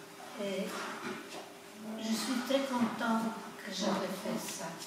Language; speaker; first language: French; non-native, fluent; Polish